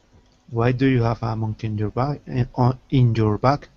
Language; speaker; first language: English; non-native, learner; Spanish